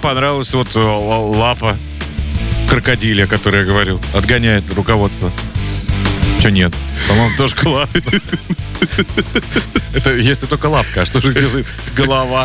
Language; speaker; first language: Russian; native; Russian